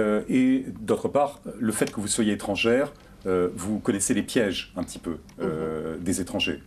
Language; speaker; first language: French; native; French